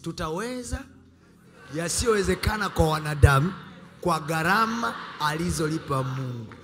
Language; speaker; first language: Swahili; native; Swahili